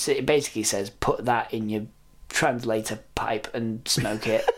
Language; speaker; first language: English; native; English